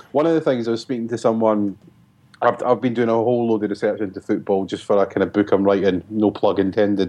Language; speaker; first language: English; native; English